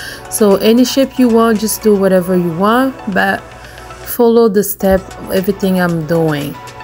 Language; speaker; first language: English; non-native, fluent; Lingala